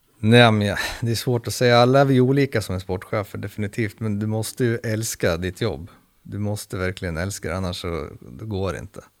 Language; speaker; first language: Swedish; native; Swedish